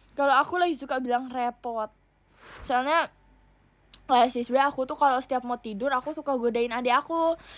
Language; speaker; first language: Indonesian; native; Indonesian